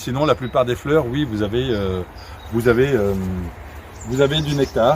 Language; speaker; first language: French; native; French